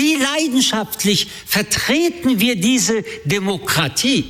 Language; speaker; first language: German; early bilingual, other home language; French